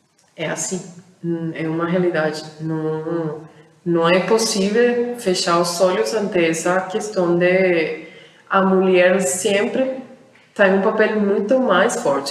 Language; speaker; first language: Portuguese; non-native, fluent; Spanish